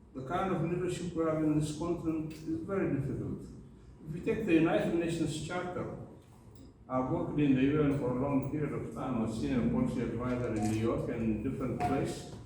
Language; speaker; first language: English; non-native, local second language; Amharic